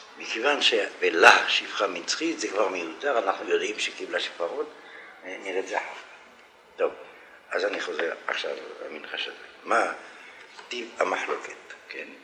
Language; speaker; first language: Hebrew; non-native, fluent; French